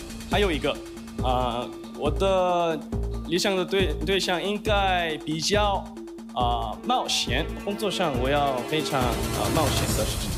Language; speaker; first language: Chinese; non-native, learner; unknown